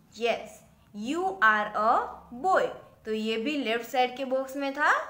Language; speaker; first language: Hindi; non-native, local second language; Gujarati